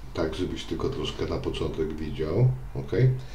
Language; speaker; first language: Polish; native; Polish